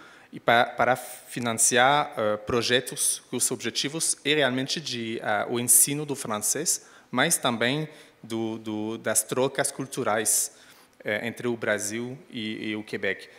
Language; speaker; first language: Portuguese; non-native, fluent; French